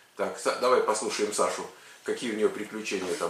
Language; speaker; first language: Russian; native; Russian